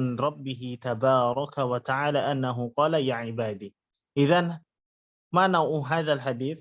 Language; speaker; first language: Arabic; non-native, fluent; Indonesian